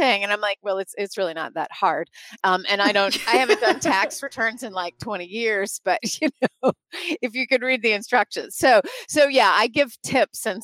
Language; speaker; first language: English; native; English